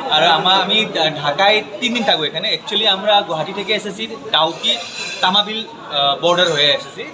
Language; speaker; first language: Bangla; non-native, local second language; Assamese